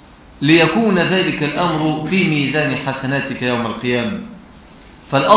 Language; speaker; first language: Arabic; native; Arabic